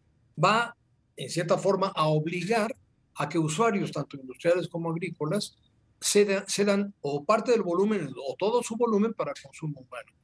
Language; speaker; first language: Spanish; native; Spanish